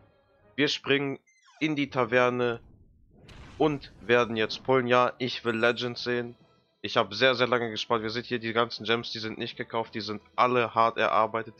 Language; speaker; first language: German; native; German